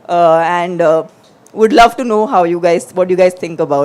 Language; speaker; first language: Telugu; non-native, fluent; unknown